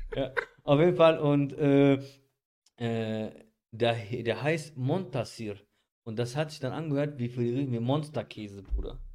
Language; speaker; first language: German; early bilingual, other home language; Bosnian